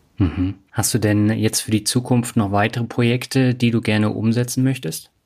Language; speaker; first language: German; native; German